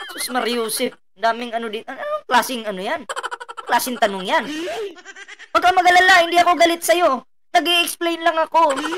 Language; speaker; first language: Filipino; non-native, local second language; Cebuano